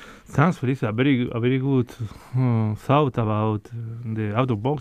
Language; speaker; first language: English; non-native, fluent; Spanish